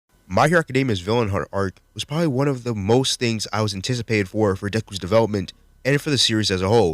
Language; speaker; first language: English; native; English